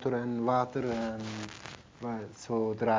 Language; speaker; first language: Dutch; non-native, learner; Turkish